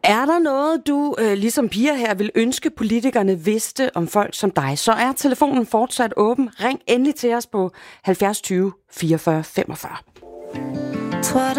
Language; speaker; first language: Danish; native; Danish